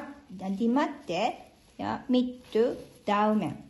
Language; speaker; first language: German; non-native, learner; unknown